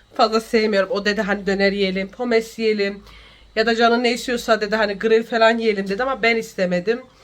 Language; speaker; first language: Turkish; early bilingual, heritage; Turkish